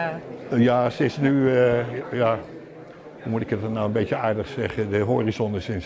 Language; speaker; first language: Dutch; native; Dutch